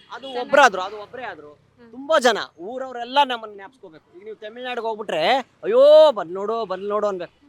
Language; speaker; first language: Kannada; native; Kannada